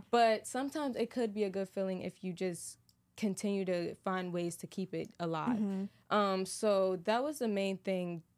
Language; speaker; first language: English; native; English